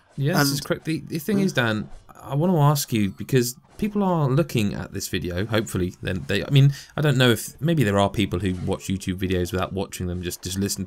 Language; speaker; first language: English; native; English